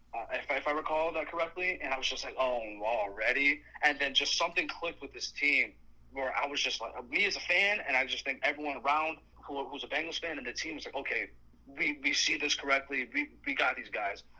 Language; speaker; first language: English; native; English